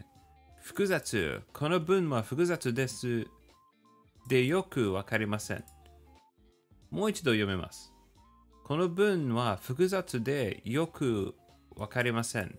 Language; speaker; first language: Japanese; non-native, learner; English